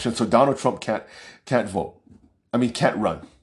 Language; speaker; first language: English; early bilingual, other home language; Chinese